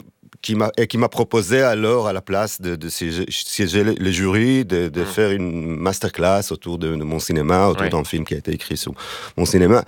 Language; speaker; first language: French; non-native, fluent; Hebrew